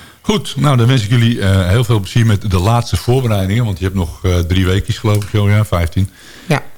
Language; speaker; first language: Dutch; native; Dutch